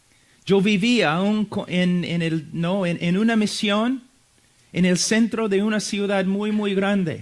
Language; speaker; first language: Spanish; non-native, fluent; English